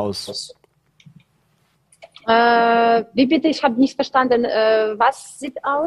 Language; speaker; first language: German; non-native, learner; Ukrainian